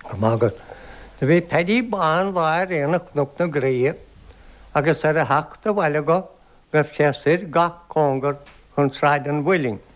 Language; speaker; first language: Irish; native; Irish